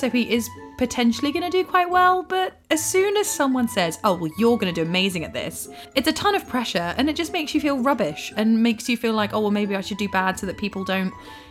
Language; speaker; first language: English; native; English